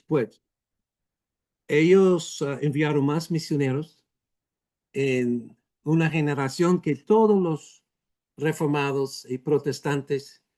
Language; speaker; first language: Spanish; non-native, fluent; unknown